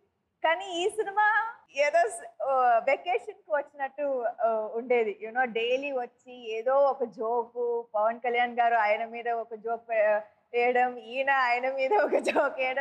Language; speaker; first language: Telugu; non-native, local second language; Tamil